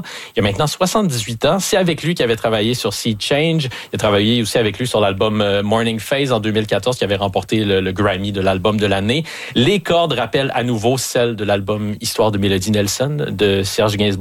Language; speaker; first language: French; native; French